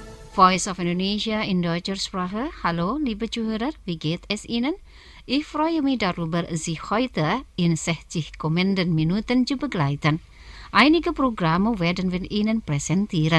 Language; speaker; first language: German; non-native, fluent; Indonesian